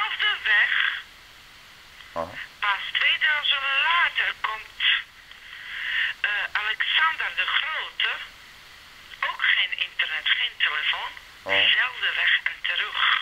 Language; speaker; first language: Dutch; non-native, learner; Serbian